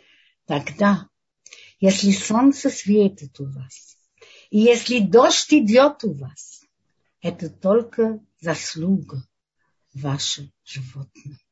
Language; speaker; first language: Russian; non-native, learner; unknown